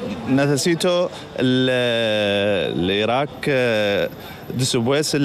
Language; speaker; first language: Spanish; non-native, learner; Arabic